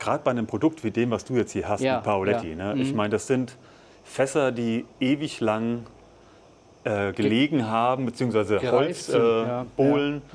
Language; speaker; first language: German; native; German